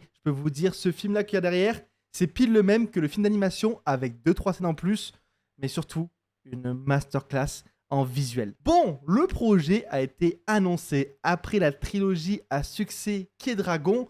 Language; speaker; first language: French; native; French